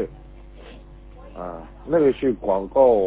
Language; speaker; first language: Chinese; non-native, learner; Korean